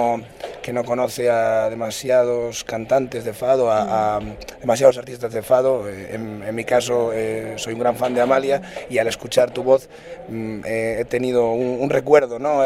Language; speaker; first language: Spanish; native; Spanish